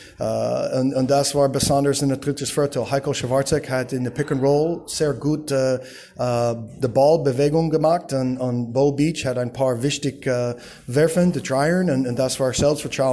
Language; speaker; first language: German; non-native, learner; English